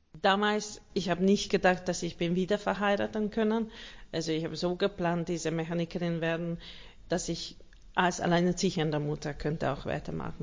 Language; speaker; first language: German; non-native, learner; Hungarian